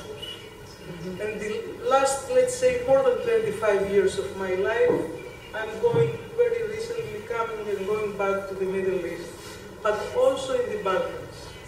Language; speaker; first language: English; non-native, fluent; Greek